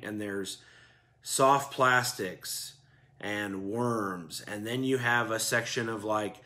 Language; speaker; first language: English; native; English